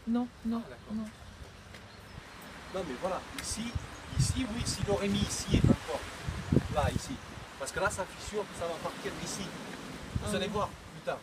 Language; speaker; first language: French; native; French